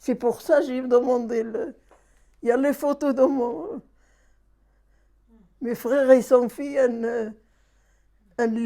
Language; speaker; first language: French; non-native, learner; Arabic